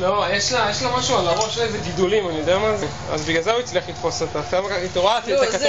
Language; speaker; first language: Hebrew; native; Hebrew